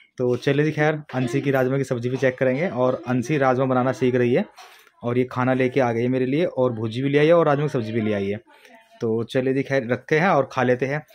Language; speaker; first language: Hindi; native; Hindi